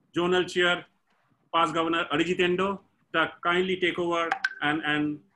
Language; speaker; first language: English; non-native, local second language; Bangla